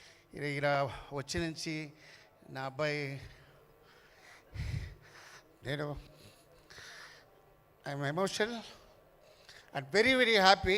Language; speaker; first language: Telugu; non-native, learner; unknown